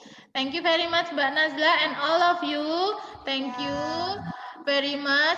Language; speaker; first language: English; non-native, fluent; Indonesian